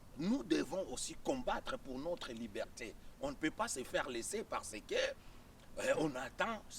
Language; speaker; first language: French; non-native, local second language; Lingala